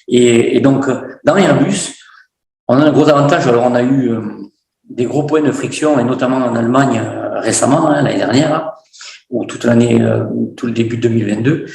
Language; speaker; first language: French; native; French